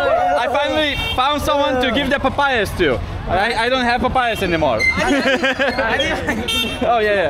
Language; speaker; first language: English; non-native, learner; Lithuanian